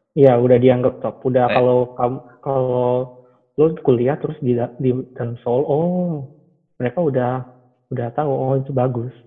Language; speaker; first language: Indonesian; native; Indonesian